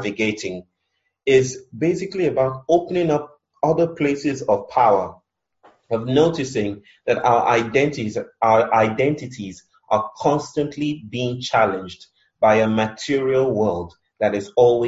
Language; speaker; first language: English; non-native, local second language; Yoruba